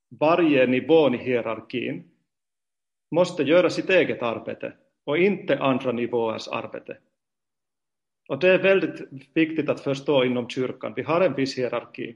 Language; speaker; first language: Swedish; non-native, fluent; Finnish